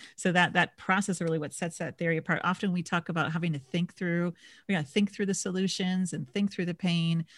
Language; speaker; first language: English; native; English